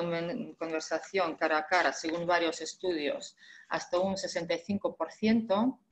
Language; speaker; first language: Spanish; non-native, fluent; Russian